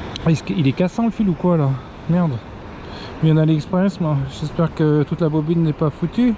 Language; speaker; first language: French; native; French